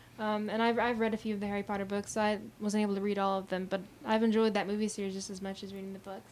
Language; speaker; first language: English; native; English